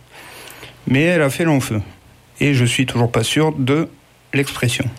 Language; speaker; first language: French; native; French